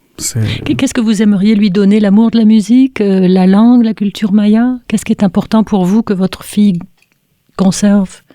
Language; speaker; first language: French; native; French